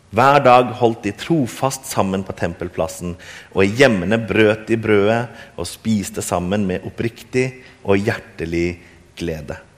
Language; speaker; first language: Norwegian; native; Norwegian